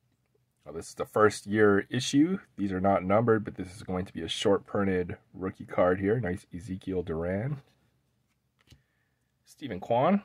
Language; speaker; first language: English; native; English